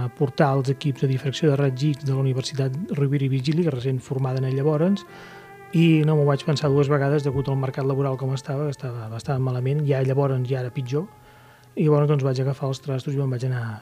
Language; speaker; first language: Catalan; native; Catalan